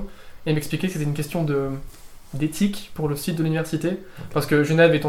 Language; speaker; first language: French; native; French